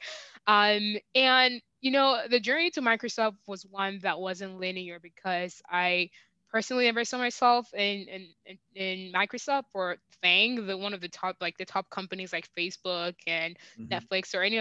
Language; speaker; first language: English; native; English